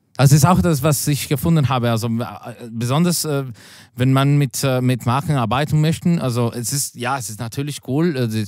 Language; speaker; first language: German; non-native, learner; Spanish